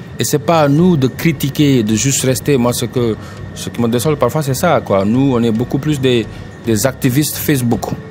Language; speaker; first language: French; non-native, local second language; Wolof